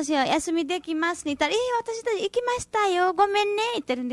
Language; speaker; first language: Japanese; non-native, learner; Nepali